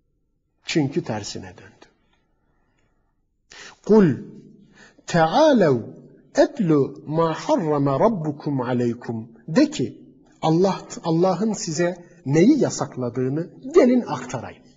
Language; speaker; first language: Turkish; native; Turkish